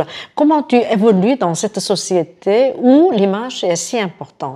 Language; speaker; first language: French; non-native, fluent; Korean